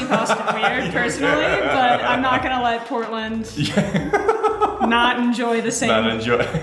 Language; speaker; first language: English; native; English